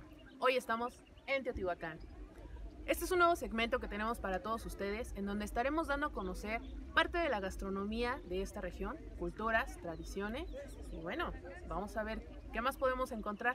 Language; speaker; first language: Spanish; native; Spanish